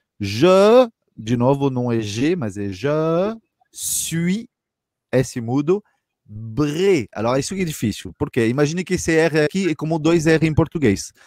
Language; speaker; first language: Portuguese; non-native, fluent; French